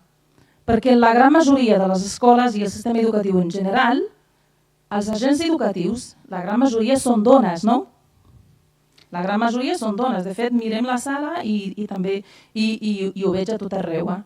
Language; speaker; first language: Catalan; non-native, fluent; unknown